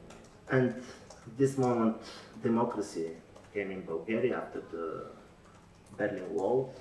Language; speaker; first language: English; non-native, learner; Bulgarian